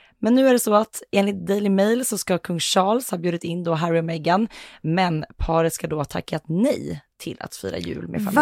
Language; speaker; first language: Swedish; native; Swedish